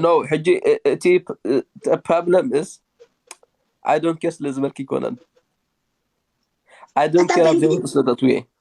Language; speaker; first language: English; non-native, learner; Tigrinya